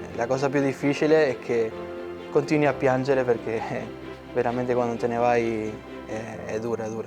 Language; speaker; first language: Italian; non-native, fluent; Spanish